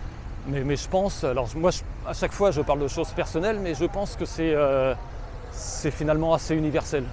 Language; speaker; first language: French; native; French